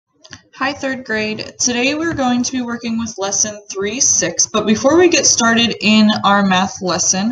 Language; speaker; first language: English; native; English